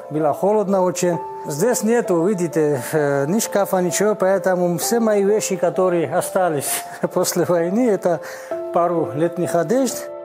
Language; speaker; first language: Russian; non-native, local second language; Georgian